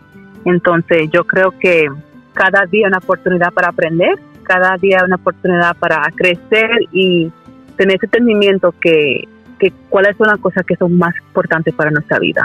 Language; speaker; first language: Spanish; early bilingual, heritage; Spanish